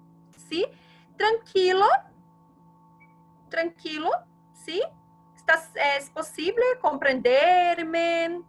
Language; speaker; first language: Spanish; non-native, fluent; Portuguese